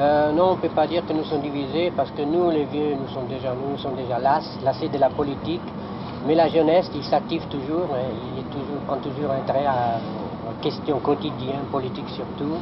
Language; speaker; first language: French; native; French